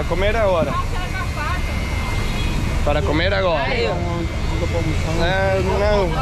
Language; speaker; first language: Portuguese; non-native, learner; Danish